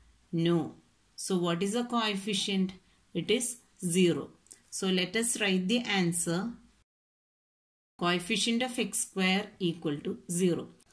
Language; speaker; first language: English; non-native, local second language; Malayalam